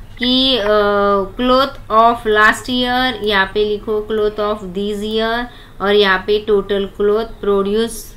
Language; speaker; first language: Hindi; non-native, local second language; Marathi